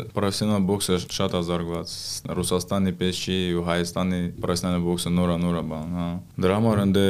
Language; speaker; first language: Armenian; early bilingual, heritage; Armenian